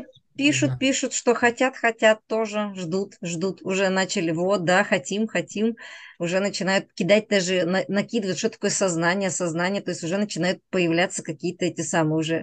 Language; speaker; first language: Russian; native; Russian